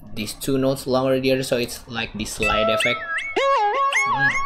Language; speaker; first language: English; non-native, fluent; Indonesian